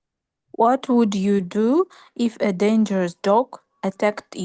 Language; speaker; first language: English; non-native, learner; Russian